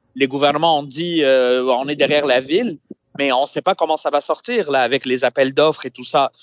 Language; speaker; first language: French; non-native, local second language; Arabic